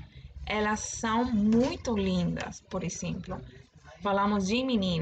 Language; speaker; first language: Portuguese; non-native, learner; Spanish